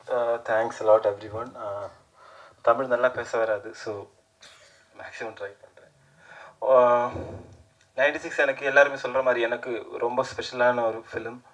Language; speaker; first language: Tamil; non-native, learner; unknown